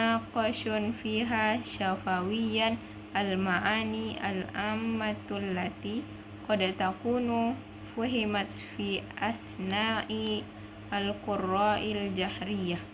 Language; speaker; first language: Arabic; non-native, learner; Indonesian